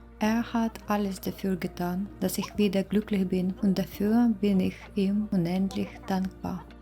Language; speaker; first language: German; non-native, learner; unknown